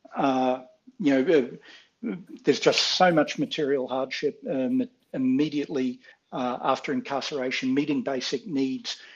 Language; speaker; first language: English; native; English